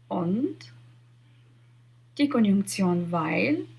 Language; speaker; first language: German; non-native, fluent; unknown